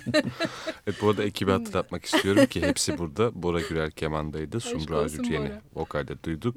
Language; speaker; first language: Turkish; native; Turkish